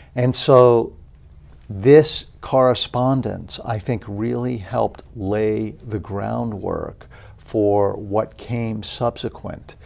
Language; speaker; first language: English; native; English